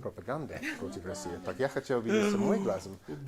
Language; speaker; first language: Russian; non-native, learner; English